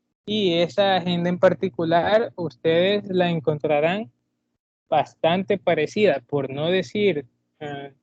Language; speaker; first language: Spanish; native; Spanish